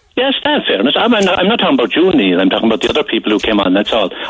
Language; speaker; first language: English; native; English